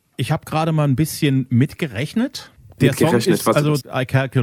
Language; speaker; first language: German; native; German